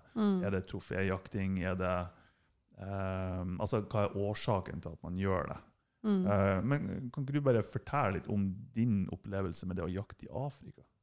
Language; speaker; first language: Norwegian; non-native, fluent; German